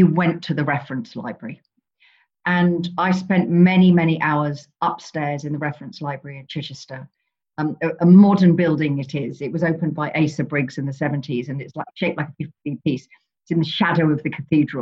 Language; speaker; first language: English; native; English